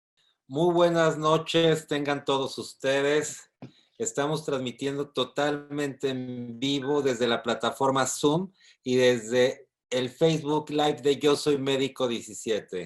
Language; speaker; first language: Spanish; native; Spanish